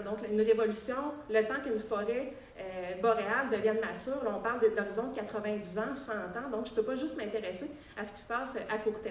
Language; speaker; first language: French; native; French